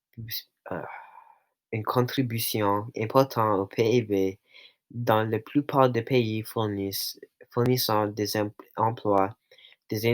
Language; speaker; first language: French; non-native, local second language; English